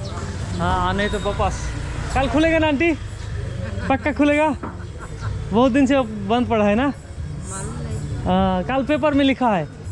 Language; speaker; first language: Hindi; non-native, local second language; Bangla